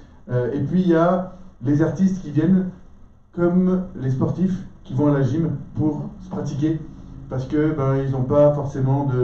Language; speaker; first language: French; native; French